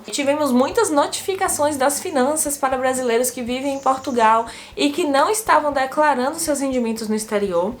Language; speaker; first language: Portuguese; native; Portuguese